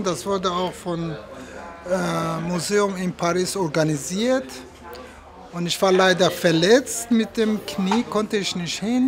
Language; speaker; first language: German; non-native, fluent; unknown